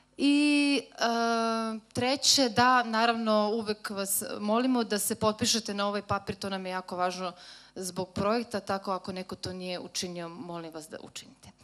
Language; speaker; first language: Serbian; native; Serbian